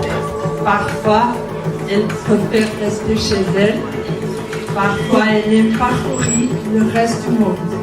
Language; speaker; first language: French; non-native, learner; Portuguese